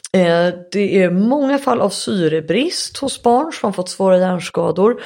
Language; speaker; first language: Swedish; native; Swedish